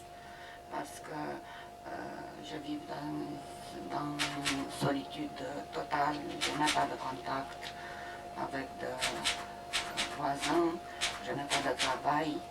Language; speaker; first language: French; non-native, fluent; Romanian